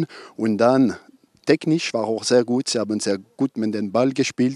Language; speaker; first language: German; non-native, fluent; French